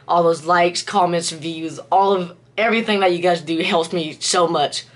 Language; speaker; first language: English; native; English